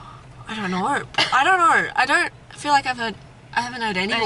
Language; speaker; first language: English; native; English